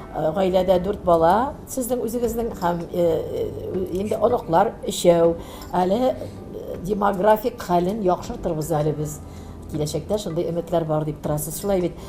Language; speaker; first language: Tatar; native; Tatar